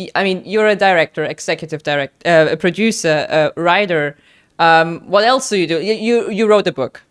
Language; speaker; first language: English; non-native, fluent; German